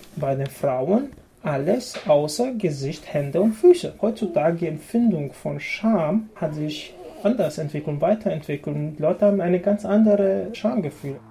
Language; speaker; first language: German; early bilingual, other home language; Bosnian